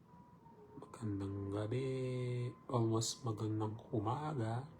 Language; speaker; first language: Filipino; non-native, learner; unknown